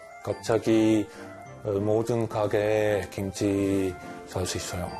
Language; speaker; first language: Korean; non-native, learner; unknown